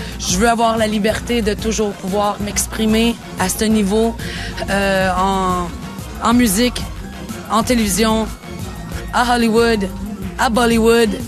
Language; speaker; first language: French; non-native, local second language; English